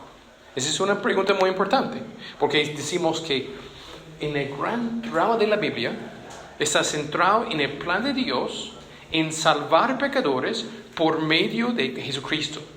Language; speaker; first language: Spanish; non-native, fluent; English